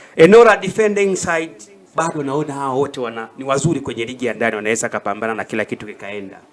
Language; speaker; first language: Swahili; native; Swahili